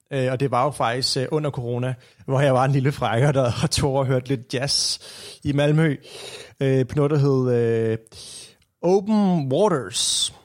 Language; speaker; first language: Danish; native; Danish